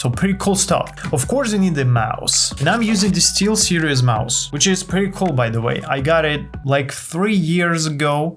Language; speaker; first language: English; non-native, fluent; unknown